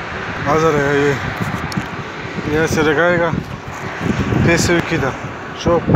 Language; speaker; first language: Arabic; non-native, learner; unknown